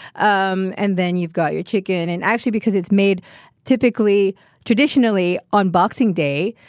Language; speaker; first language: English; native; English